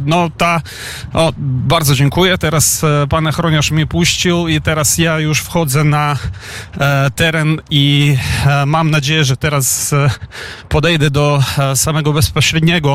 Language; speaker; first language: Polish; non-native, fluent; Ukrainian